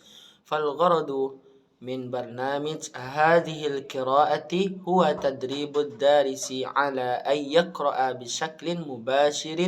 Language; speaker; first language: Arabic; non-native, learner; Indonesian